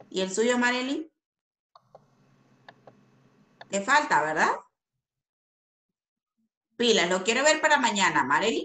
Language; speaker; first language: Spanish; native; Spanish